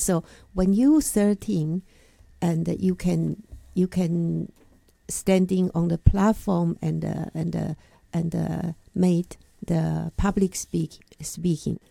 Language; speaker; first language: English; non-native, learner; Chinese